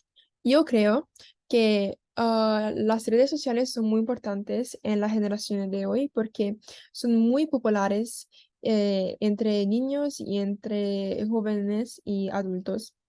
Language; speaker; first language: Spanish; non-native, learner; Korean